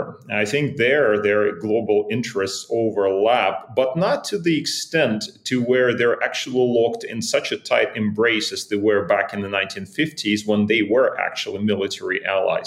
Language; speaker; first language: English; non-native, fluent; Russian